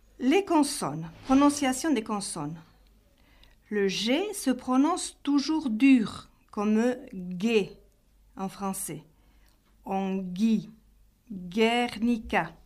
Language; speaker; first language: French; native; French